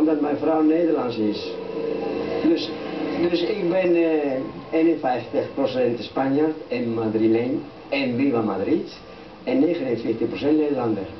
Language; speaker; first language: Dutch; non-native, learner; Spanish